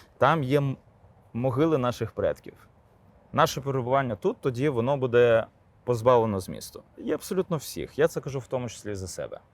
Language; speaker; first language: Ukrainian; non-native, local second language; Crimean Tatar